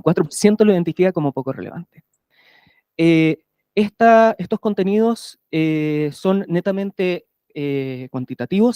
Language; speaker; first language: Spanish; native; Spanish